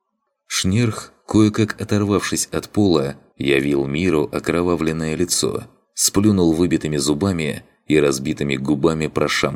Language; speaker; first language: Russian; native; Russian